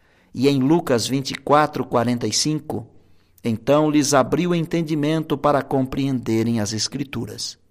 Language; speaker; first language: Portuguese; native; Portuguese